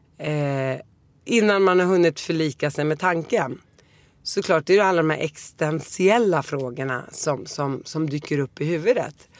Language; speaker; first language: Swedish; early bilingual, other home language; Arabic